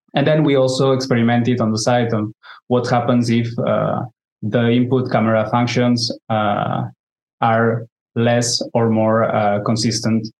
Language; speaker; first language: English; non-native, fluent; Spanish